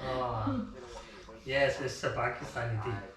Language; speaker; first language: English; non-native, learner; Urdu